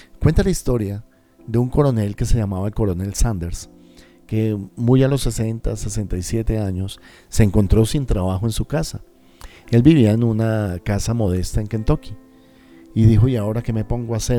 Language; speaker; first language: Spanish; native; Spanish